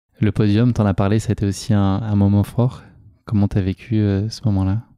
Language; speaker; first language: French; native; French